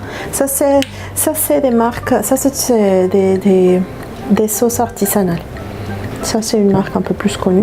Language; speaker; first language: French; non-native, fluent; Spanish